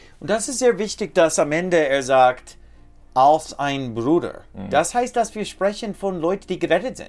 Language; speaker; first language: German; non-native, learner; English